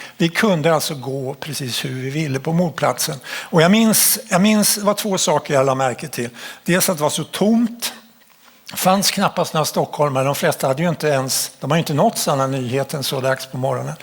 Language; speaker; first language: Swedish; native; Swedish